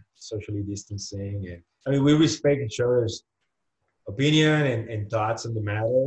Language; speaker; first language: English; non-native, fluent; Spanish